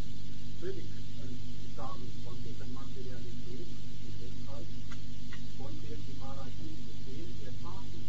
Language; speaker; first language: German; non-native, fluent; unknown